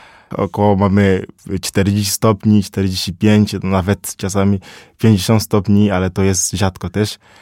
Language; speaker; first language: Polish; non-native, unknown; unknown